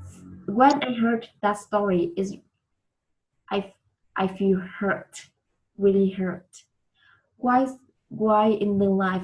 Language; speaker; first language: English; non-native, learner; Vietnamese